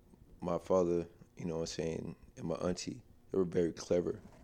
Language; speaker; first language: English; native; English